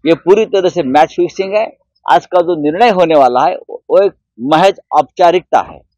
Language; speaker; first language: Hindi; non-native, local second language; Marathi